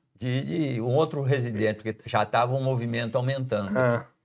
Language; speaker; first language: Portuguese; native; Portuguese